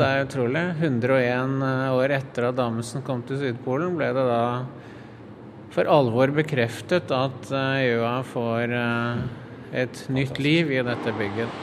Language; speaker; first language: Norwegian; native; Norwegian